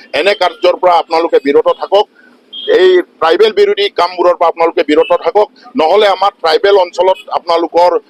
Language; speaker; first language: Assamese; non-native, local second language; Mising